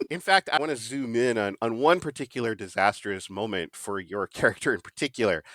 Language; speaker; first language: English; native; English